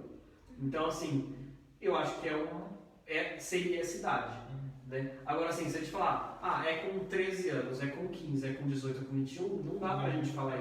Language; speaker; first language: Portuguese; native; Portuguese